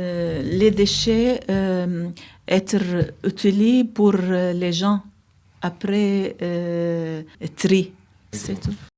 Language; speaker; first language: French; non-native, learner; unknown